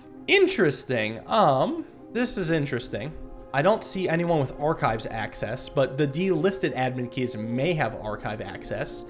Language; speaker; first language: English; native; English